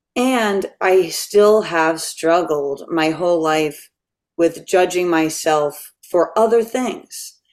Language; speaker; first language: English; native; English